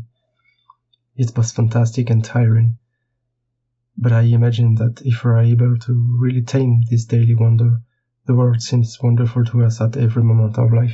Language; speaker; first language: English; non-native, fluent; French